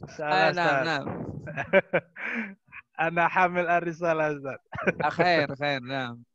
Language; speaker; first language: Arabic; non-native, learner; Indonesian